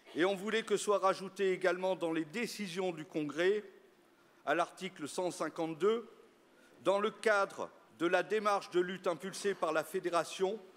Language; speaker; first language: French; native; French